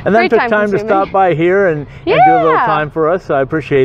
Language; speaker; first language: English; native; English